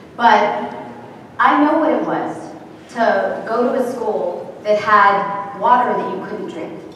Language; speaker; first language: English; native; English